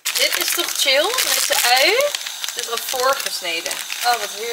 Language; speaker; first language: Dutch; native; Dutch